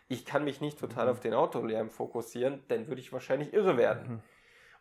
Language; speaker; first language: German; native; German